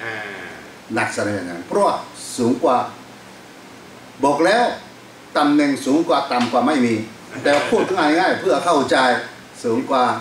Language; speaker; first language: Thai; non-native, fluent; Korean